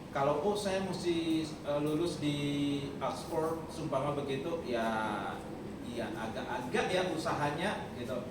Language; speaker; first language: Indonesian; non-native, local second language; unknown